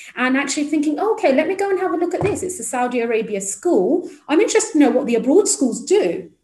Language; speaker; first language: English; native; English